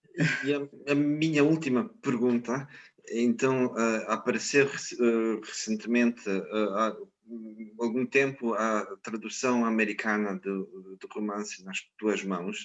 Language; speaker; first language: Portuguese; non-native, fluent; Croatian